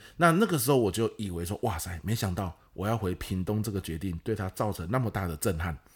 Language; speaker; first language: Chinese; native; Chinese